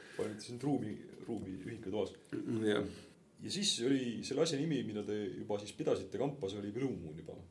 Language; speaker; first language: Estonian; native; Estonian